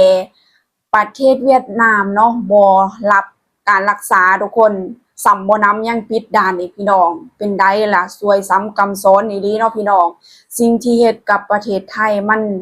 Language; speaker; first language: Thai; non-native, local second language; Lao